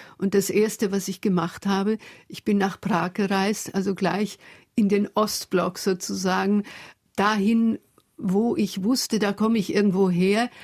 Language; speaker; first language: German; early bilingual, other home language; Hungarian